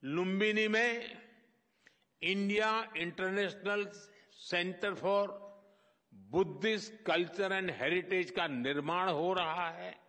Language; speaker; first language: Hindi; non-native, local second language; Gujarati